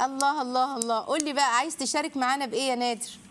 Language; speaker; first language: Arabic; native; Arabic